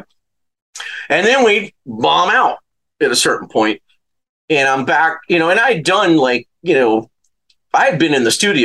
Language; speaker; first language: English; native; English